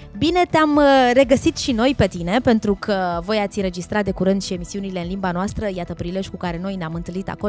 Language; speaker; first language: Romanian; native; Romanian